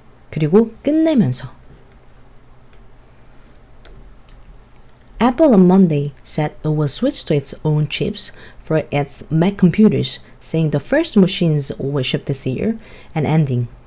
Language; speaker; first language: English; non-native, fluent; Korean